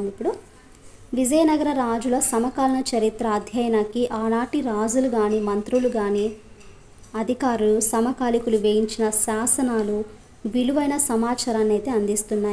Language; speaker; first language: Telugu; native; Telugu